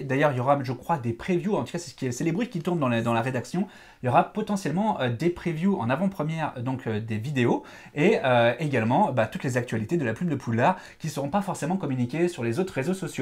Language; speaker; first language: French; native; French